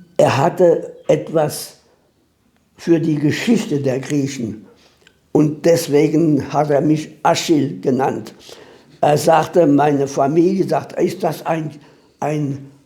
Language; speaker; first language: German; native; German